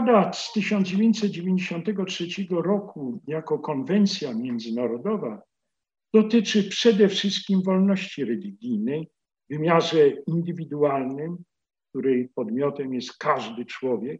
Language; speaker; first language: Polish; native; Polish